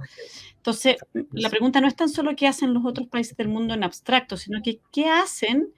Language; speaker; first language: Spanish; native; Spanish